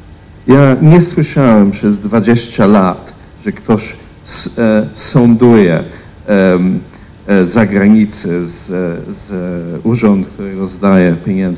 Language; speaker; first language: Polish; non-native, fluent; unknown